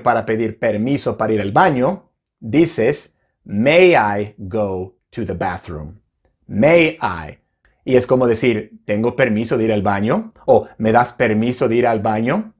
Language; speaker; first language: Spanish; non-native, fluent; English